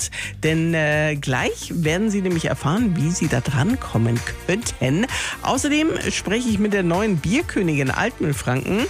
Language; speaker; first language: German; native; German